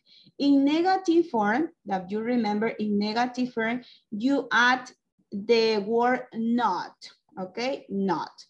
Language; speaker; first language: English; non-native, local second language; Spanish